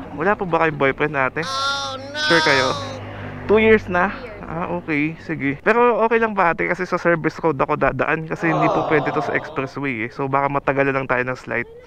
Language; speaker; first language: Filipino; native; Filipino